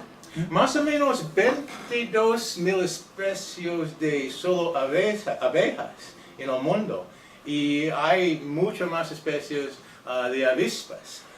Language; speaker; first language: Spanish; non-native, fluent; English